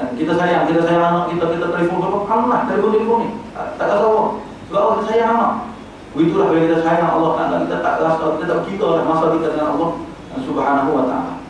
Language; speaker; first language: Malay; native; Malay